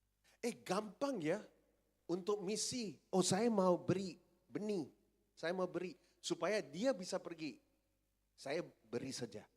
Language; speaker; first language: Indonesian; non-native, fluent; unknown